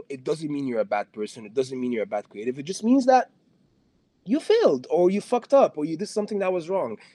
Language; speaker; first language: English; non-native, fluent; Arabic